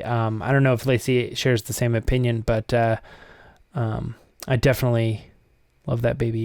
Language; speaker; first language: English; native; English